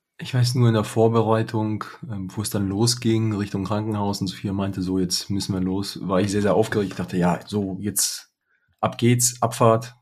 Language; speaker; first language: German; early bilingual, other home language; Russian